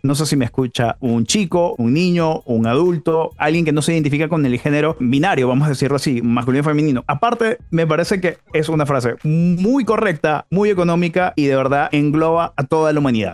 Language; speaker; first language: Spanish; native; Spanish